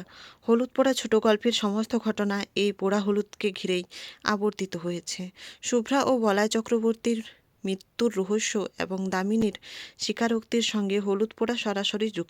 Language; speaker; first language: Bangla; native; Bangla